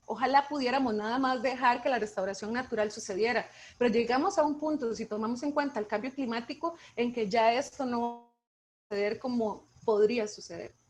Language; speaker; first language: Spanish; native; Spanish